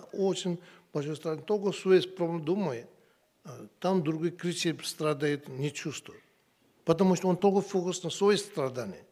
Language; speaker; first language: Russian; non-native, learner; Tibetan